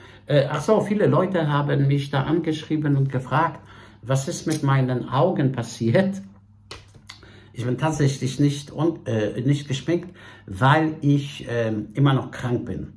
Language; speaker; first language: German; non-native, fluent; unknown